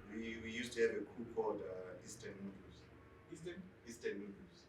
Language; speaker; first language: English; non-native, local second language; Shona